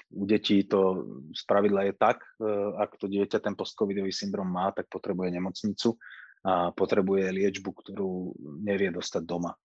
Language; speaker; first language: Slovak; native; Slovak